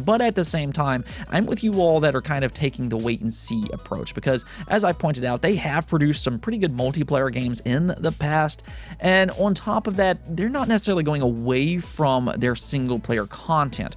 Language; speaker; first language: English; native; English